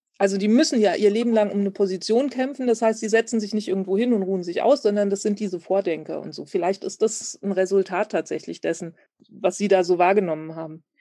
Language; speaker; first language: German; native; German